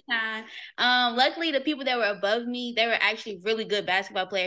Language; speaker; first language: English; native; English